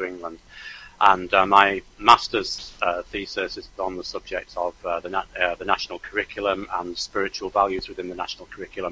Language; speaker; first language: English; native; English